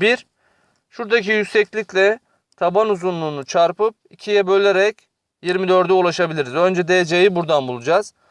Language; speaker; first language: Turkish; native; Turkish